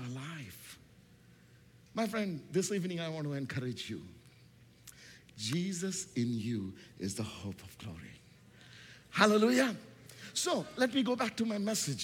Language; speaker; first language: English; non-native, local second language; Hindi